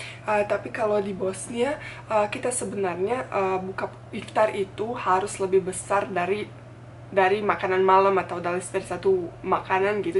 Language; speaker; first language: Indonesian; non-native, fluent; Bosnian